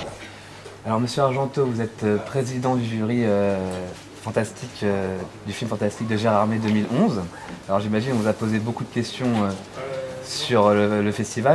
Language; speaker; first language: French; native; French